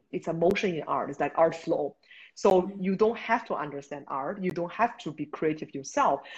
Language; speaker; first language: English; non-native, fluent; Chinese